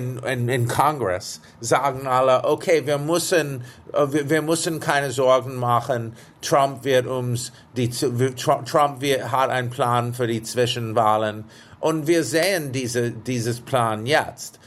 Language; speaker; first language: German; non-native, fluent; English